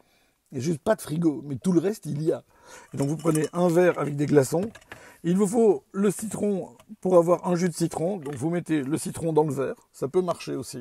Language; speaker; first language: French; native; French